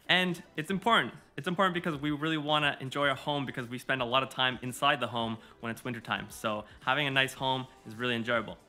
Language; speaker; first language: English; native; English